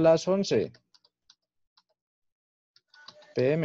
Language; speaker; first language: Spanish; native; Spanish